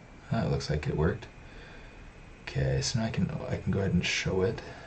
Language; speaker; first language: English; native; English